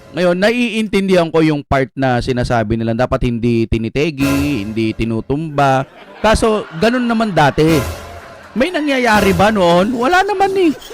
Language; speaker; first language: Filipino; non-native, local second language; Iloko